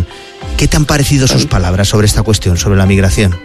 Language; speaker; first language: Spanish; native; Spanish